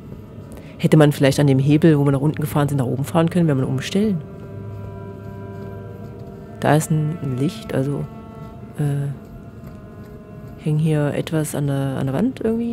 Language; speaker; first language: German; native; German